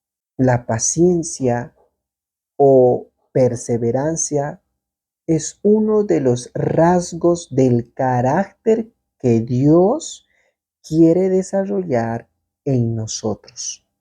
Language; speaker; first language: Spanish; native; Spanish